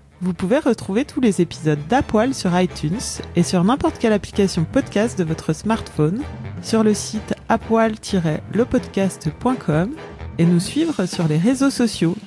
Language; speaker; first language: French; native; French